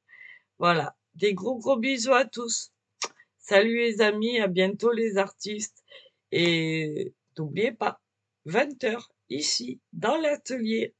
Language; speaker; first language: French; native; French